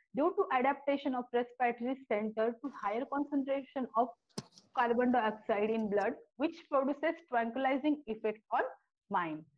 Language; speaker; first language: English; non-native, local second language; Marathi